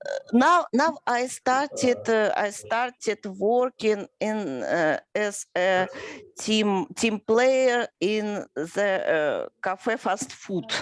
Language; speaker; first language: English; non-native, learner; Russian